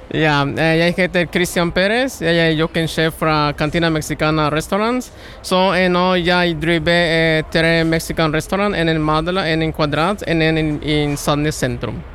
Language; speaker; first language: Norwegian; non-native, learner; Spanish